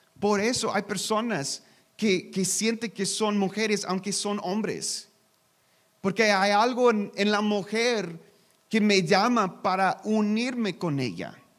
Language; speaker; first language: Spanish; non-native, learner; English